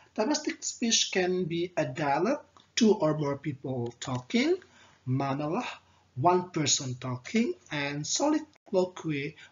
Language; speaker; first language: English; non-native, fluent; Indonesian